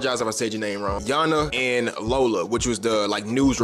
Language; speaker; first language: English; native; English